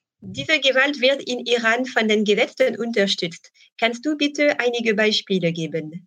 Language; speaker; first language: German; non-native, learner; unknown